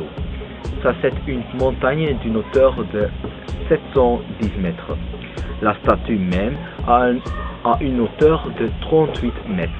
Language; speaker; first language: French; non-native, learner; Dutch